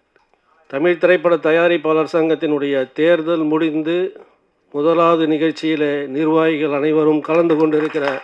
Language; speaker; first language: Tamil; native; Tamil